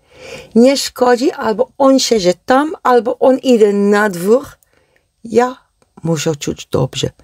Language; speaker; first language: Polish; non-native, learner; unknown